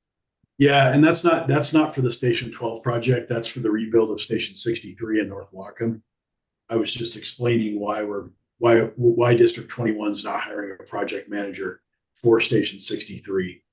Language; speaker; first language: English; native; English